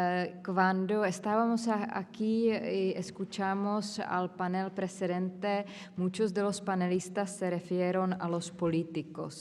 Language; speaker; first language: Spanish; non-native, fluent; Czech